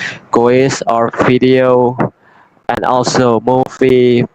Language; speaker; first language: English; non-native, learner; Indonesian